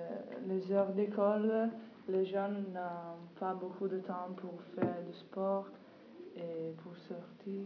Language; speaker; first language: French; non-native, learner; Italian